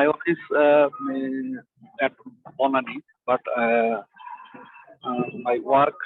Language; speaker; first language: English; non-native, learner; Bangla